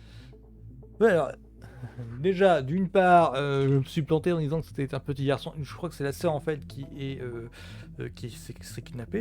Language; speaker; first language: French; native; French